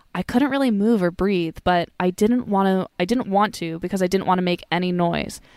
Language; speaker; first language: English; native; English